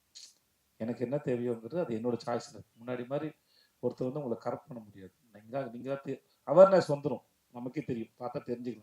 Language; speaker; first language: Tamil; native; Tamil